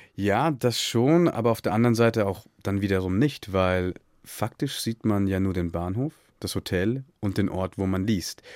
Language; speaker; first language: German; early bilingual, other home language; Tamil